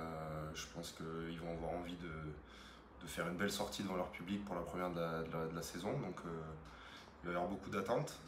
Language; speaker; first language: French; native; French